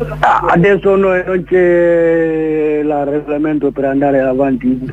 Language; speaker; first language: Italian; non-native, learner; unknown